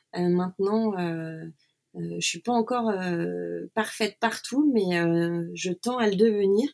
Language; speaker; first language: French; native; French